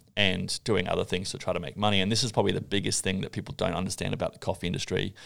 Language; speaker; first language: English; native; English